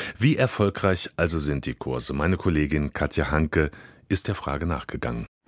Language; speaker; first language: German; native; German